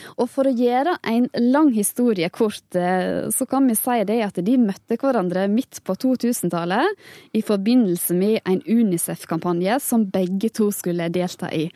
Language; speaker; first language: Norwegian; native; Norwegian